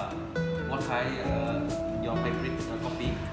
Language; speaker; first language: English; non-native, learner; Vietnamese